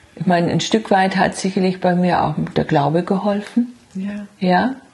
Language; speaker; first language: German; native; German